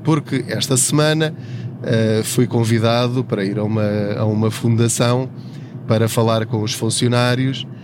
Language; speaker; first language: Portuguese; native; Portuguese